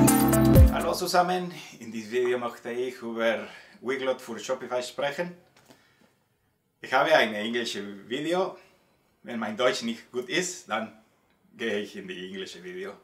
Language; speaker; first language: German; non-native, learner; Spanish